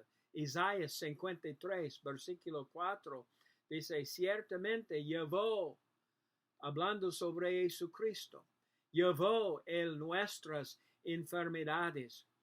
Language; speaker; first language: Spanish; non-native, learner; English